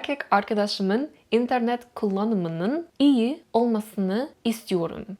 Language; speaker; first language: Turkish; non-native, learner; English